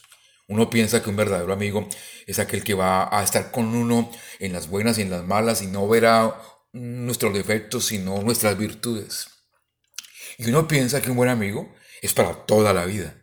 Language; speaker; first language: Spanish; native; Spanish